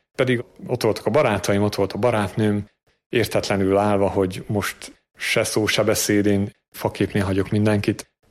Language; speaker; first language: Hungarian; native; Hungarian